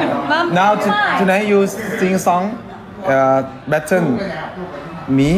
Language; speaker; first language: English; non-native, learner; Thai